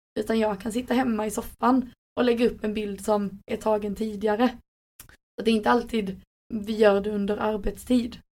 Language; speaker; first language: Swedish; native; Swedish